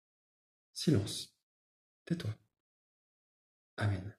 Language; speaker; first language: French; native; French